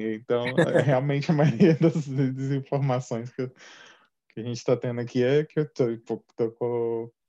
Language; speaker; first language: Portuguese; native; Portuguese